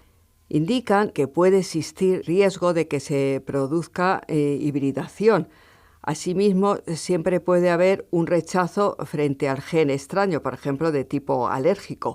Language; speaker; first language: Spanish; native; Spanish